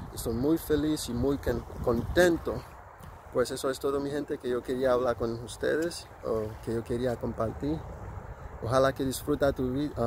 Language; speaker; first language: Spanish; non-native, local second language; Haitian Creole